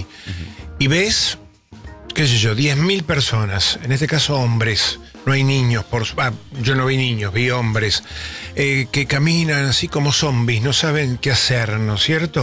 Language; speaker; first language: Spanish; native; Spanish